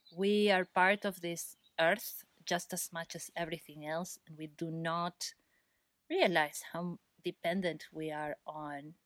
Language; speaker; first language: English; non-native, fluent; Spanish